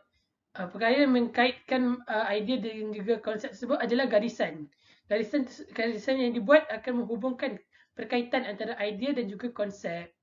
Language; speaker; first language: Malay; native; Malay